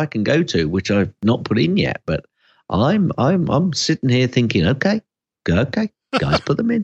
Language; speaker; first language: English; native; English